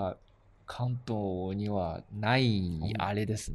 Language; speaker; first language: Japanese; native; Japanese